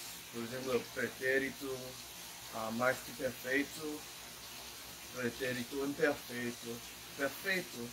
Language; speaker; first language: Portuguese; non-native, learner; English